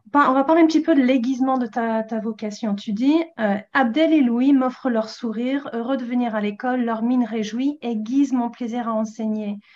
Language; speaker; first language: French; non-native, fluent; English